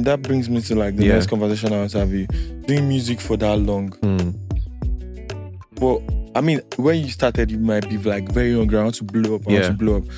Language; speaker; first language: English; non-native, local second language; Yoruba